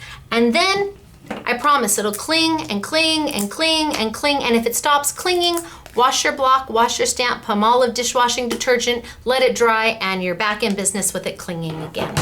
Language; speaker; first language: English; native; English